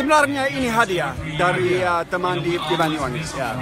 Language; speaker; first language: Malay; non-native, fluent; English